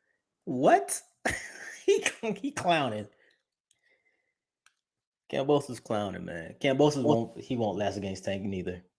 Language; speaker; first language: English; native; English